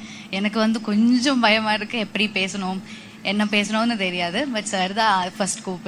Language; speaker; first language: Tamil; non-native, learner; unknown